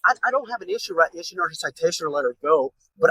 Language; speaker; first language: English; native; English